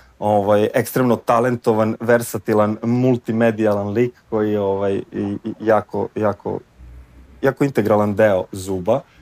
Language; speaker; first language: Serbian; native; Serbian